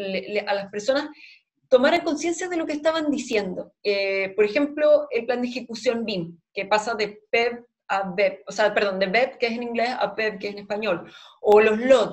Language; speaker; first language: Spanish; native; Spanish